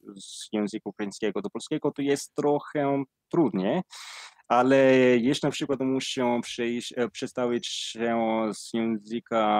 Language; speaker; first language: Polish; non-native, learner; Italian